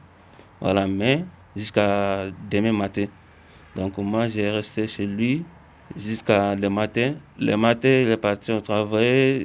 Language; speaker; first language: French; non-native, learner; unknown